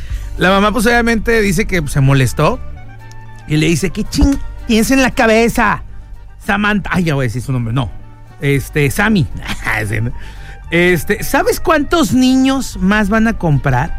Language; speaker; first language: Spanish; native; Spanish